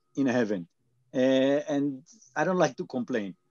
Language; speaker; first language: English; non-native, learner; Hebrew